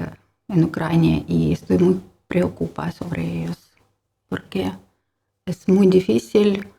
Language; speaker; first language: Spanish; non-native, learner; Ukrainian